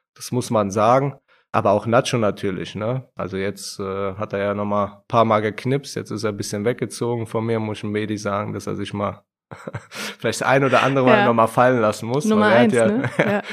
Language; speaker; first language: German; native; German